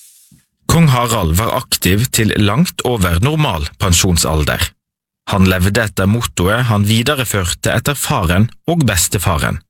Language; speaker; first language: Norwegian; native; Norwegian